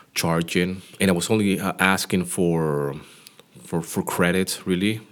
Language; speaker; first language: English; non-native, fluent; Greek